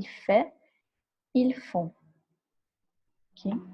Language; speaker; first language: French; non-native, fluent; Portuguese